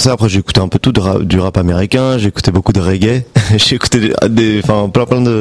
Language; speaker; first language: French; native; French